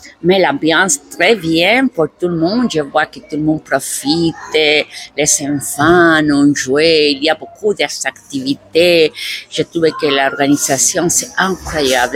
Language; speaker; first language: French; non-native, learner; Spanish